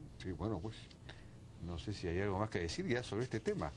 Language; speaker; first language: Spanish; native; Spanish